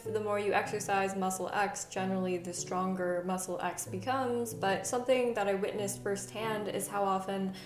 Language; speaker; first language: English; native; English